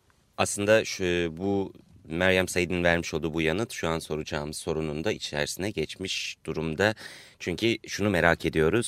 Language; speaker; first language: Turkish; native; Turkish